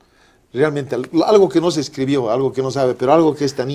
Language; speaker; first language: Spanish; native; Spanish